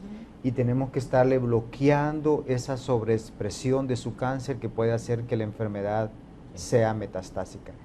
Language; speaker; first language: Spanish; native; Spanish